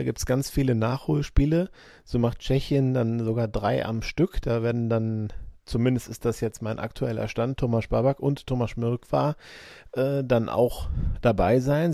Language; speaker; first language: German; native; German